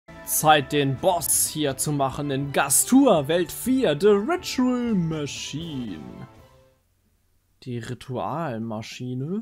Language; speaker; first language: German; native; German